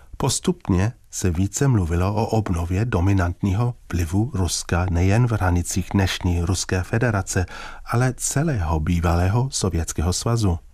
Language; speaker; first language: Czech; native; Czech